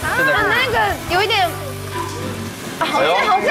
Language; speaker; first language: Chinese; non-native, fluent; Russian